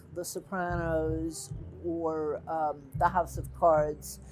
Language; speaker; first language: English; native; English